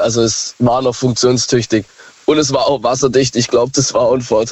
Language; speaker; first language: German; native; German